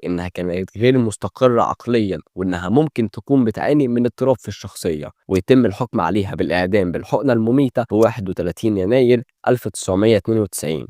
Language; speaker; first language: Arabic; native; Arabic